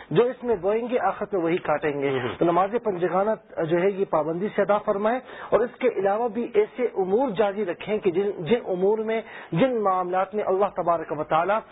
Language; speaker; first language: Urdu; native; Urdu